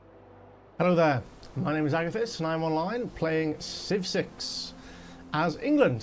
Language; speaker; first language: English; native; English